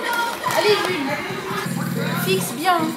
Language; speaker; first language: French; non-native, fluent; English